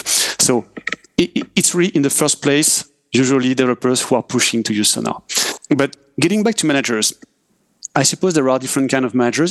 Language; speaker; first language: English; non-native, fluent; French